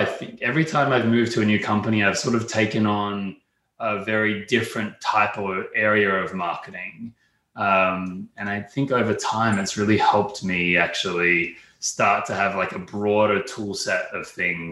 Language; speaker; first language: English; native; English